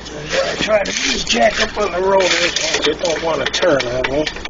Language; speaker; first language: English; native; English